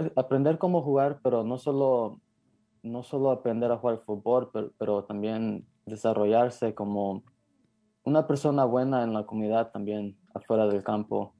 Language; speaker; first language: Spanish; early bilingual, heritage; Spanish